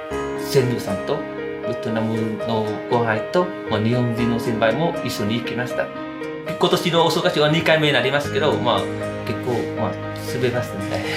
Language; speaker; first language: Japanese; non-native, learner; Vietnamese